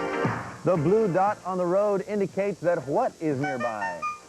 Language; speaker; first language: English; native; English